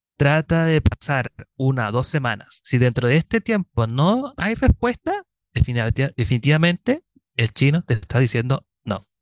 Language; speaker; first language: Spanish; early bilingual, other home language; Chinese